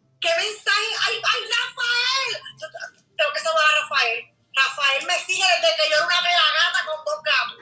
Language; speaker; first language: Spanish; native; Spanish